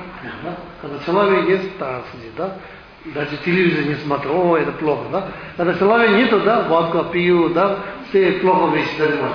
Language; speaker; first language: Russian; non-native, learner; Tibetan